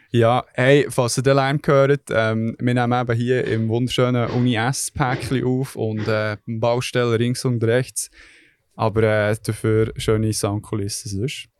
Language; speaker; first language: German; early bilingual, other home language; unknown